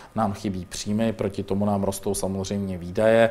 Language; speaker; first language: Czech; native; Czech